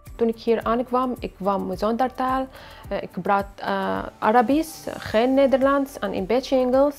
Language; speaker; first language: Dutch; non-native, learner; Arabic